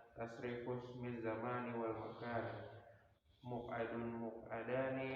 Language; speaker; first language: Arabic; non-native, learner; Indonesian